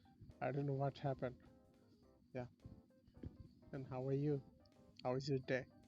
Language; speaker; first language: English; non-native, learner; Bangla